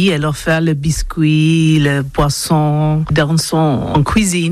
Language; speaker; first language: French; non-native, learner; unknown